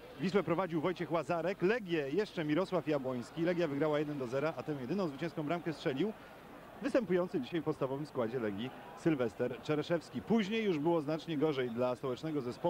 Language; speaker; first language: Polish; native; Polish